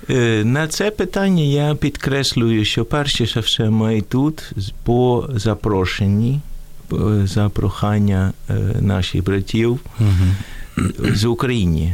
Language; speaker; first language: Ukrainian; non-native, fluent; Dutch